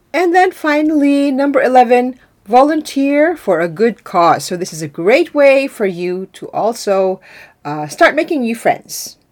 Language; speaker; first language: English; non-native, local second language; Filipino